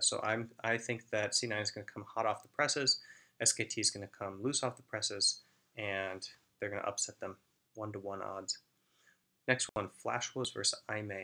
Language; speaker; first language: English; native; English